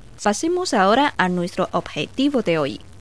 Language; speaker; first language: Spanish; non-native, fluent; Chinese